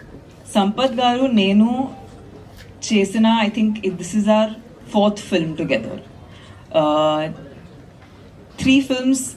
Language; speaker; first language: Telugu; non-native, fluent; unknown